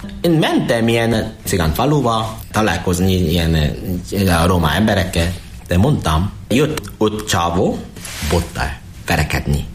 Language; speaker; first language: Hungarian; non-native, learner; Korean